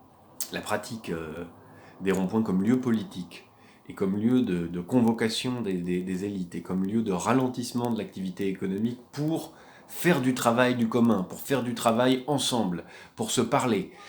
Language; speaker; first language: French; native; French